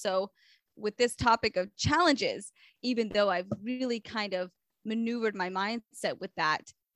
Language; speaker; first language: English; native; English